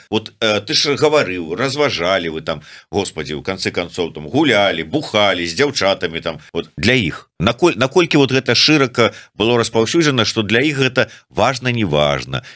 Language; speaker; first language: Belarusian; native; Belarusian